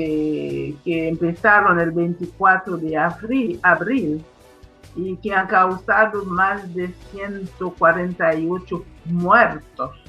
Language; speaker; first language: Spanish; non-native, fluent; Haitian Creole